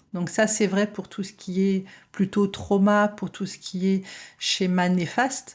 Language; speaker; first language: French; native; French